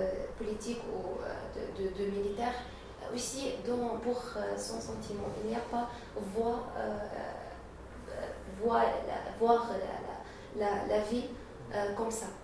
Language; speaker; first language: French; non-native, learner; Arabic